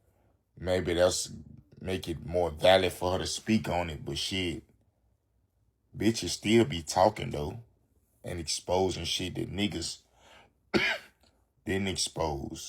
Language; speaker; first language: English; native; English